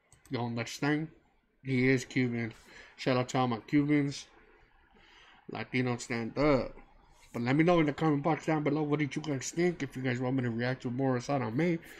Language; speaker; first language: English; early bilingual, other home language; Spanish